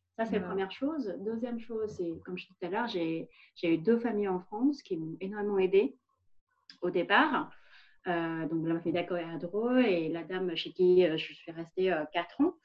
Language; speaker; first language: French; non-native, fluent; Vietnamese